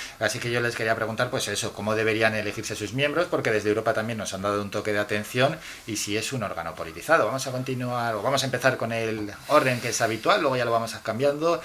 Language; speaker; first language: Spanish; native; Spanish